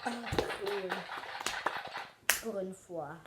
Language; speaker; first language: French; native; French